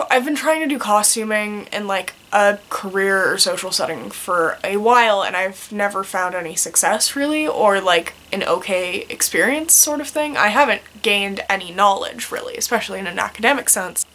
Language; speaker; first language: English; native; English